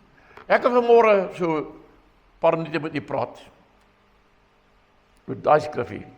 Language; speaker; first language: Afrikaans; native; Afrikaans